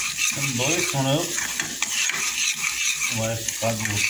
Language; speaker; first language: Portuguese; non-native, learner; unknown